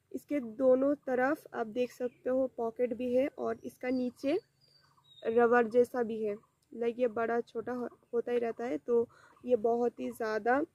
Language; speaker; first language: Hindi; non-native, local second language; Bangla